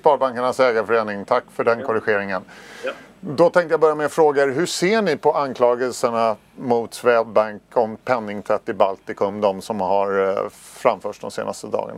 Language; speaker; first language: Swedish; native; Swedish